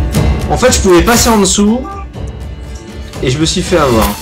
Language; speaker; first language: French; native; French